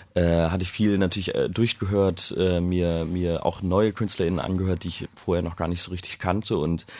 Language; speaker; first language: German; native; German